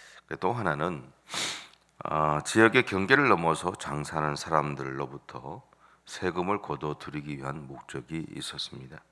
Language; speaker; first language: Korean; native; Korean